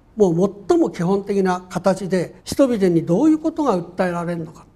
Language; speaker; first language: Japanese; native; Japanese